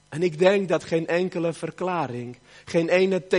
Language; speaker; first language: Dutch; early bilingual, other home language; Armenian